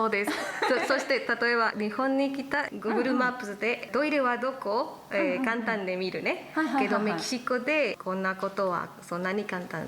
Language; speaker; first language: Japanese; non-native, learner; Spanish